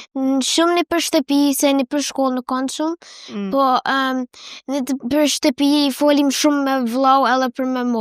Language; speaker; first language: Albanian; early bilingual, heritage; Albanian